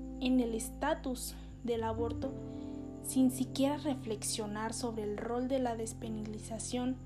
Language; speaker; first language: Spanish; native; Spanish